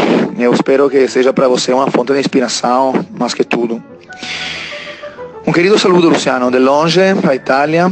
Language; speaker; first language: Portuguese; non-native, learner; Italian